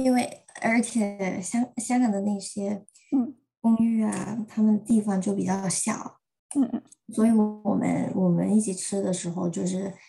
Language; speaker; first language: Chinese; early bilingual, heritage; Chinese